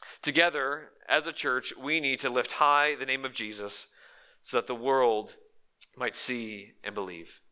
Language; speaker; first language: English; native; English